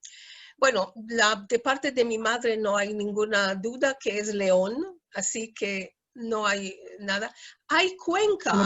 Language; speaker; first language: Spanish; early bilingual, heritage; Spanish